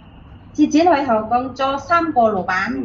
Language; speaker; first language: Cantonese; non-native, learner; Indonesian